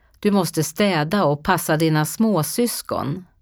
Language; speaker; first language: Swedish; native; Swedish